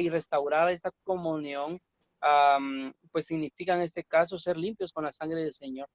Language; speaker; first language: Spanish; native; Spanish